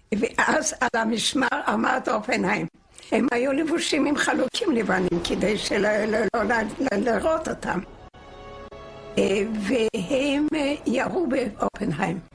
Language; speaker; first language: Hebrew; non-native, fluent; Yiddish